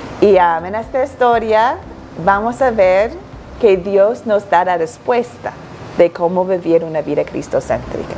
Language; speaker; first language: Spanish; non-native, fluent; English